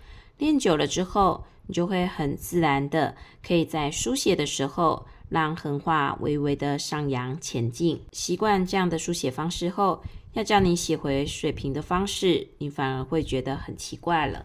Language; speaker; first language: Chinese; native; Chinese